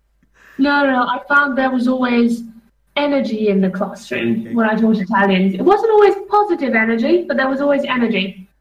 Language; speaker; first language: English; native; English